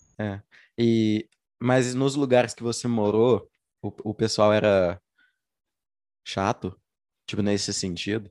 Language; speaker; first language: Portuguese; native; Portuguese